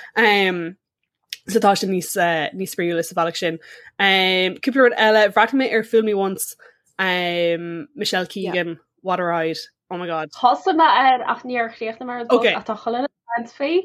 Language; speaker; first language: Irish; non-native, local second language; English